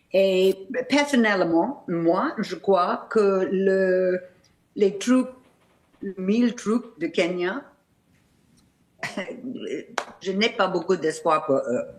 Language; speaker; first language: French; non-native, fluent; English